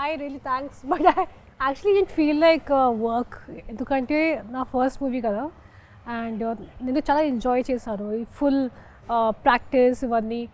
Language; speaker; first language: Telugu; non-native, fluent; Hindi